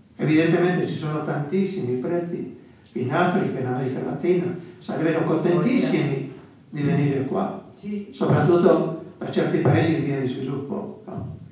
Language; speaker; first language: Italian; non-native, fluent; Basque